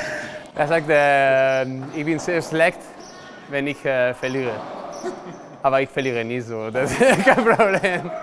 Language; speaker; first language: German; non-native, learner; Spanish